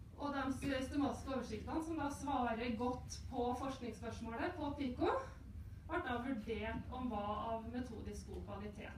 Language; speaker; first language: Norwegian; native; Norwegian